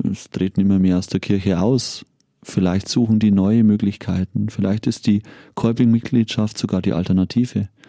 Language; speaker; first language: German; native; German